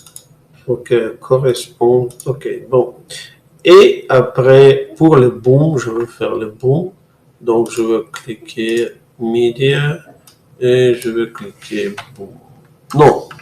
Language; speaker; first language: French; non-native, fluent; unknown